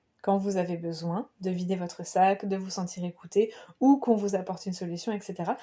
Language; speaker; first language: French; native; French